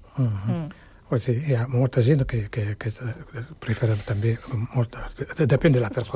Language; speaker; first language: Catalan; non-native, fluent; Wolof